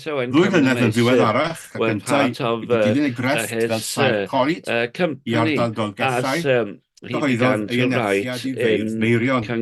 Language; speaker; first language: Welsh; native; Welsh